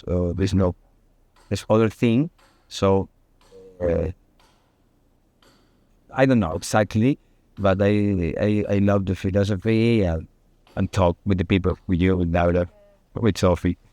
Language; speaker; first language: English; non-native, learner; Spanish